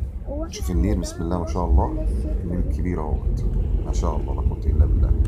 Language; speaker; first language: Arabic; native; Arabic